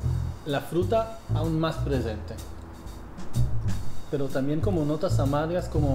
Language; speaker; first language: Spanish; non-native, fluent; English